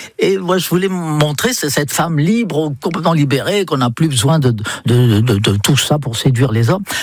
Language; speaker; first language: French; non-native, fluent; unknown